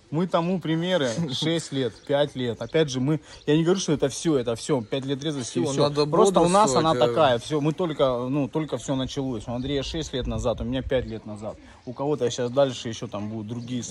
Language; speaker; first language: Russian; native; Russian